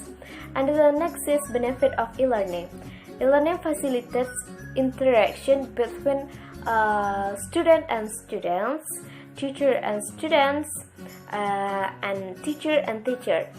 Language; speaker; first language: English; non-native, learner; Indonesian